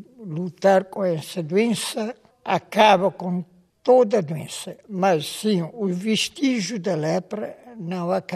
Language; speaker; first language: Portuguese; non-native, local second language; Kabuverdianu